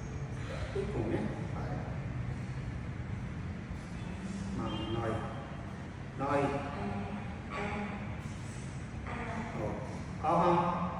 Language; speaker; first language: Vietnamese; non-native, learner; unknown